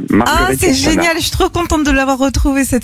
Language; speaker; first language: French; native; French